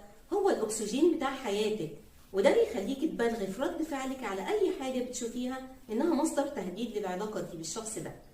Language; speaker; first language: Arabic; native; Arabic